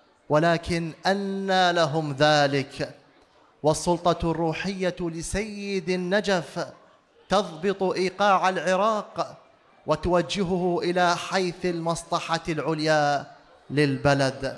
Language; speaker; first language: Arabic; native; Arabic